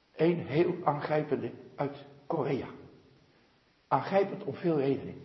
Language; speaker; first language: Dutch; native; Dutch